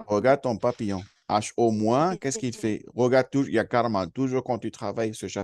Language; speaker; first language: French; non-native, fluent; Arabic